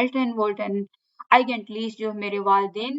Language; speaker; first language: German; non-native, fluent; Urdu